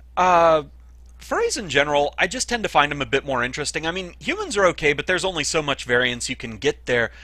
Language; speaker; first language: English; native; English